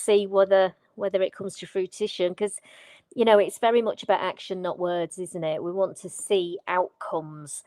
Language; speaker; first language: English; native; English